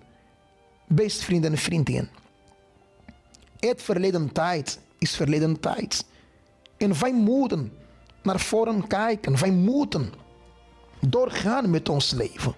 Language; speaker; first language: Dutch; non-native, fluent; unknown